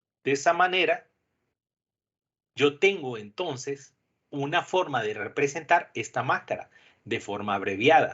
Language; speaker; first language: Spanish; native; Spanish